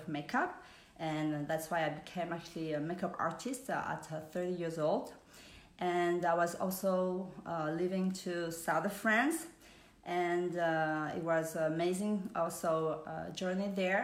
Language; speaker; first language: English; non-native, fluent; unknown